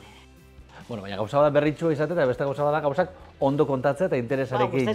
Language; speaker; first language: Basque; native; Basque